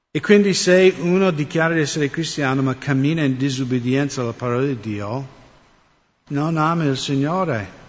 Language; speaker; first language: Italian; non-native, fluent; English